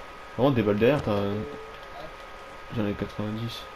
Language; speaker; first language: French; native; French